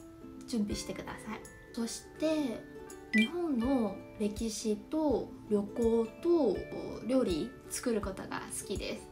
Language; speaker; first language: Japanese; non-native, fluent; Chinese